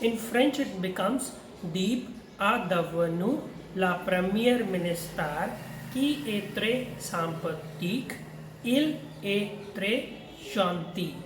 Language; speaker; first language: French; non-native, learner; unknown